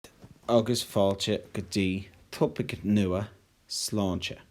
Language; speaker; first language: Irish; non-native, local second language; English